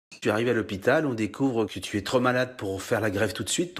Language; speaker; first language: French; native; French